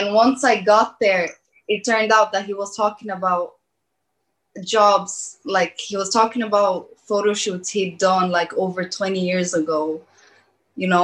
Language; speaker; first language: English; early bilingual, other home language; Portuguese